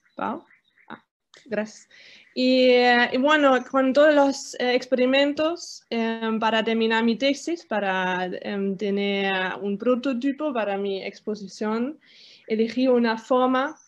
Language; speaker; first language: Spanish; non-native, fluent; German